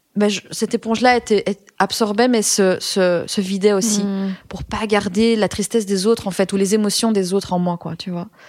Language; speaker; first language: French; early bilingual, other home language; Persian